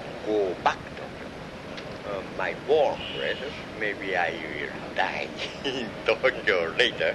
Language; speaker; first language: English; non-native, learner; Japanese